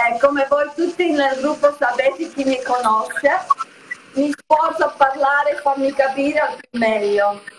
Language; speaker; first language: Italian; early bilingual, heritage; Italian